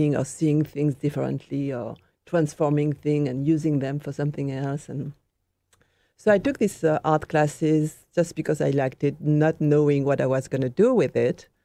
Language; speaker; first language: English; non-native, fluent; French